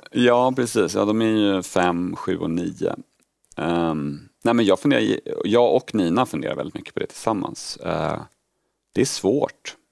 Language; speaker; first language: Swedish; early bilingual, other home language; Polish